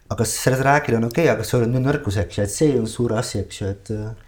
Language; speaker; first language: Estonian; non-native, fluent; Dutch